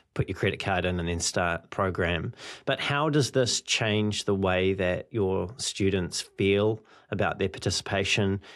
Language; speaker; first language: English; native; English